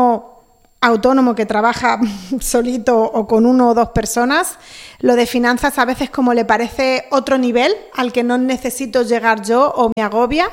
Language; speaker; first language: Spanish; native; Spanish